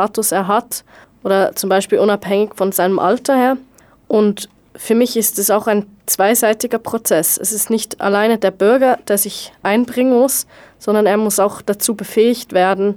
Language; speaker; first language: German; native; German